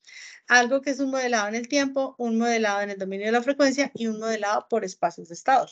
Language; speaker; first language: Spanish; native; Spanish